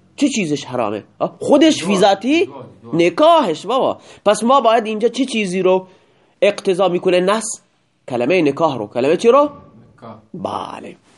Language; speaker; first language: Persian; non-native, local second language; Baluchi